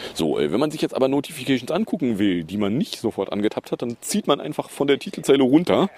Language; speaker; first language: German; native; German